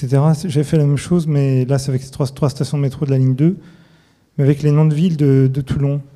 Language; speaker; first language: French; native; French